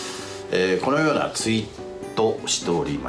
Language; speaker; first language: Japanese; native; Japanese